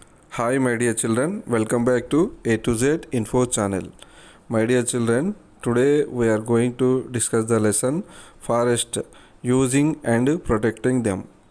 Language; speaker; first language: English; non-native, local second language; Telugu